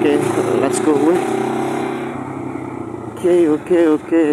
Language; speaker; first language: English; non-native, learner; Indonesian